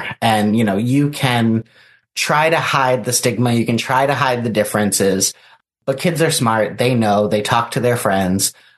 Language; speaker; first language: English; native; English